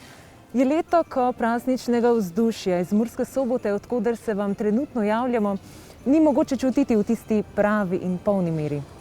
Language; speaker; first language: Slovenian; native; Slovenian